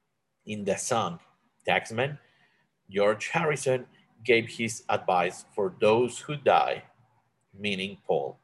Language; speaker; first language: English; non-native, learner; Spanish